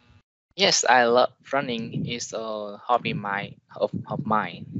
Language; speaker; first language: English; non-native, learner; Vietnamese